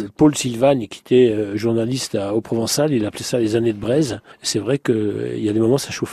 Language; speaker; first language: French; native; French